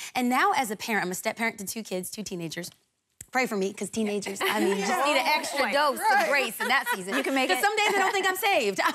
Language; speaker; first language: English; native; English